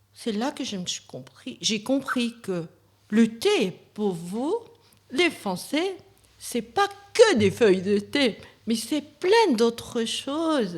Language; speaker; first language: French; non-native, fluent; Chinese